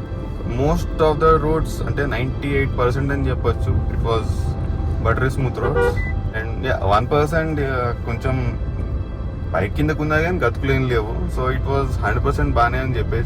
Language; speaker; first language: Telugu; native; Telugu